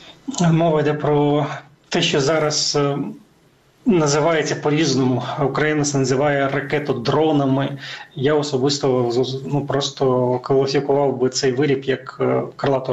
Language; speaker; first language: Ukrainian; native; Ukrainian